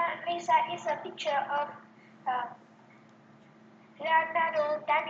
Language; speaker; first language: English; non-native, learner; Vietnamese